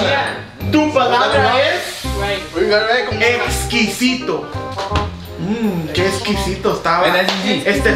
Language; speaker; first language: Spanish; early bilingual, heritage; Spanish